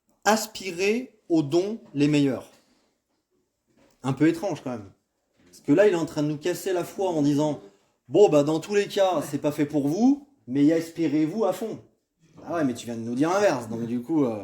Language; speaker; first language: French; native; French